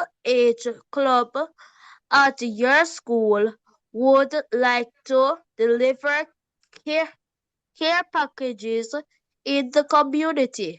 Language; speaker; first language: English; native; English